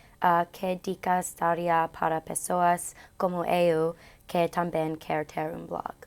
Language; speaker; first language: Portuguese; non-native, learner; English